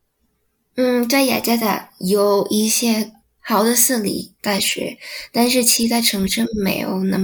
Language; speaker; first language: Chinese; non-native, learner; Indonesian